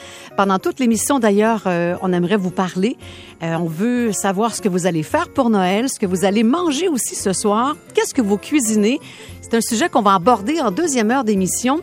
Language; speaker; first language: French; native; French